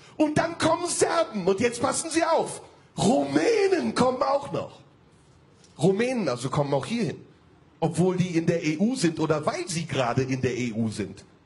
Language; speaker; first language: German; early bilingual, other home language; Turkish